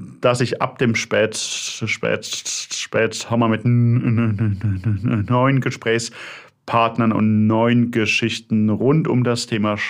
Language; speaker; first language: German; native; German